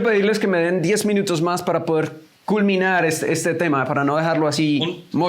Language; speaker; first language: Spanish; native; Spanish